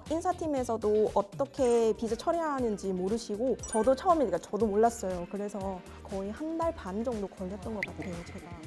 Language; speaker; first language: Korean; non-native, fluent; Vietnamese